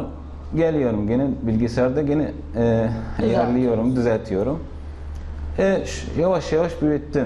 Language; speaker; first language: Turkish; non-native, fluent; Arabic